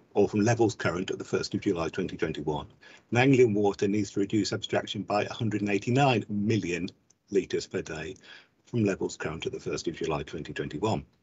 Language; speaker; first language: English; native; English